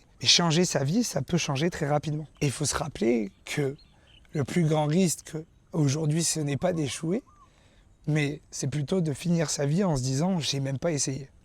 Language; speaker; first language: French; native; French